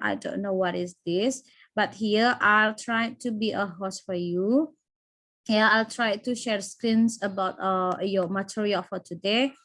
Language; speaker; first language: English; non-native, fluent; Indonesian